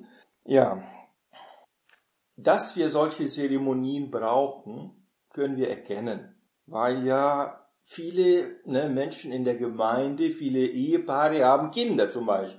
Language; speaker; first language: German; non-native, fluent; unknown